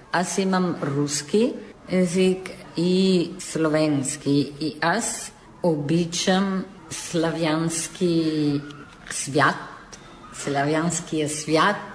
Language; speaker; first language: Bulgarian; non-native, learner; Italian